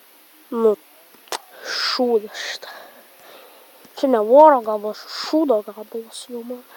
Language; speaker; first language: Lithuanian; native; Lithuanian